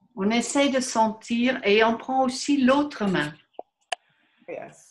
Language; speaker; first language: French; non-native, fluent; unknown